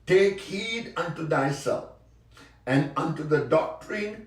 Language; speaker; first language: English; non-native, local second language; Sinhala